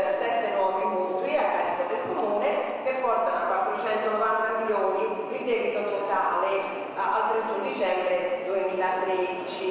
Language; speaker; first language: Italian; native; Italian